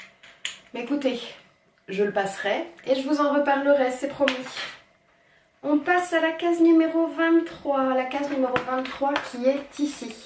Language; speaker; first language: French; native; French